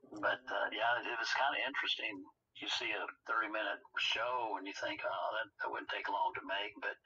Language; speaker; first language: English; native; English